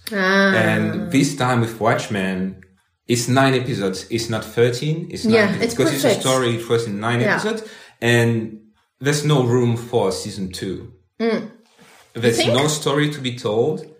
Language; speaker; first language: English; non-native, fluent; French